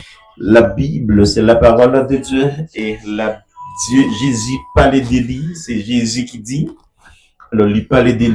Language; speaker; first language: French; non-native, learner; Haitian Creole